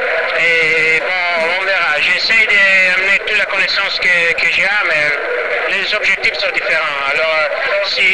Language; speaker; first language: French; non-native, fluent; Italian